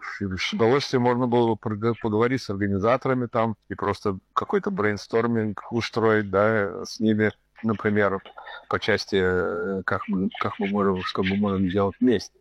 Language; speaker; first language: Russian; early bilingual, heritage; Russian